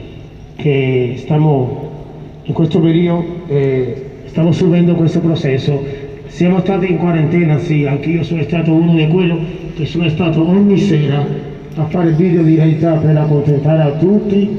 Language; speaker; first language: Italian; non-native, fluent; Spanish